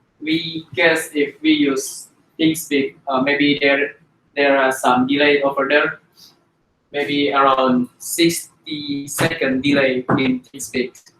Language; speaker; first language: English; non-native, learner; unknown